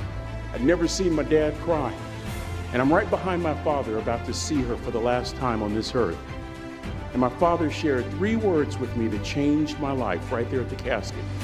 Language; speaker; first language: English; native; English